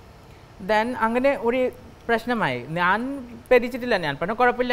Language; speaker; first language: Malayalam; non-native, local second language; Assamese